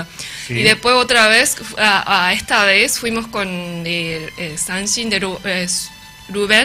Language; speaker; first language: Spanish; non-native, learner; Japanese